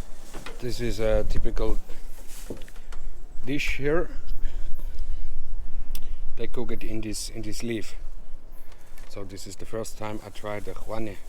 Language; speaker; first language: English; non-native, fluent; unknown